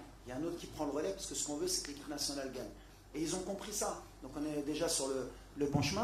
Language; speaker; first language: French; native; French